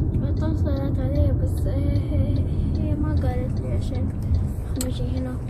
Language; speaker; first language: Arabic; native; Arabic